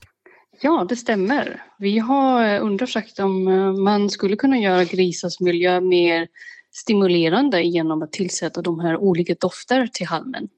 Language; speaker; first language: Swedish; non-native, fluent; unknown